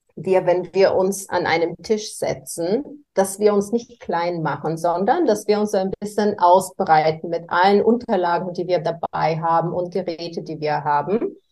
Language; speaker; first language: German; non-native, fluent; Bulgarian